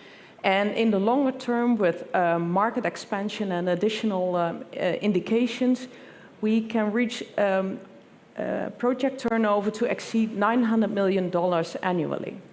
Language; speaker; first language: English; non-native, fluent; Dutch